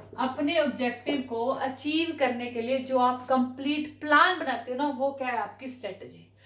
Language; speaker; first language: Hindi; native; Hindi